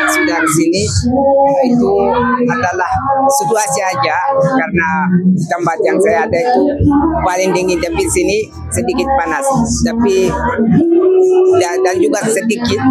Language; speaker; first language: Indonesian; non-native, learner; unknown